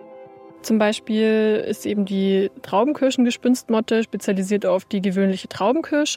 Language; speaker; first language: German; native; German